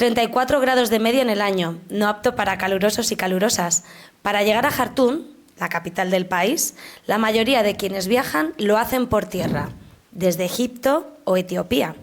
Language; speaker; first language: Spanish; native; Spanish